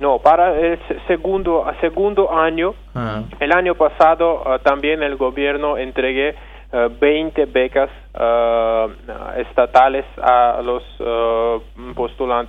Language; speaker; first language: Spanish; non-native, fluent; Russian